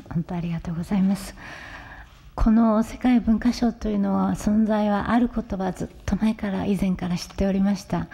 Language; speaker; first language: Japanese; native; Japanese